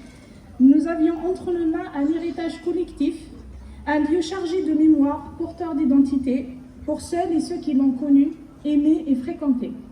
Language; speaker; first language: French; native; French